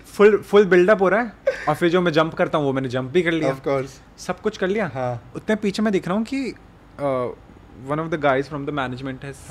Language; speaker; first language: Hindi; native; Hindi